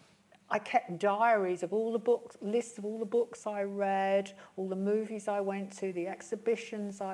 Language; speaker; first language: English; native; English